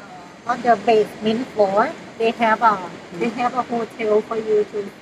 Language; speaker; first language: English; non-native, learner; Thai